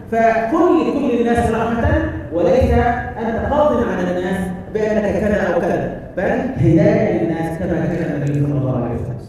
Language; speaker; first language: Arabic; native; Arabic